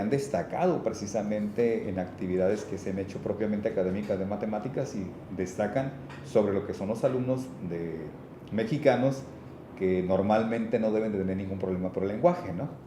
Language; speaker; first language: Spanish; native; Spanish